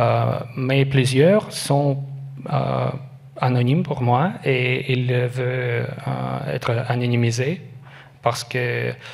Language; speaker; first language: French; non-native, learner; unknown